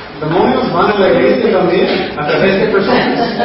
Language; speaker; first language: Spanish; non-native, fluent; English